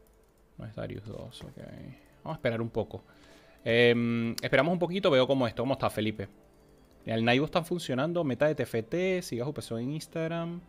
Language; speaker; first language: Spanish; native; Spanish